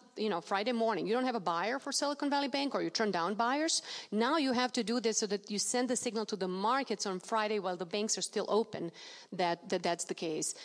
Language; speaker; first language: English; non-native, fluent; Serbian